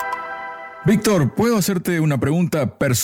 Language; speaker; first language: Spanish; native; Spanish